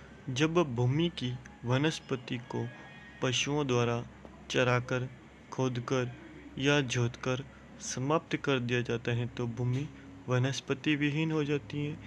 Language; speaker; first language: Hindi; native; Hindi